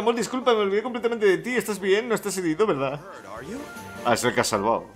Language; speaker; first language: Spanish; native; Spanish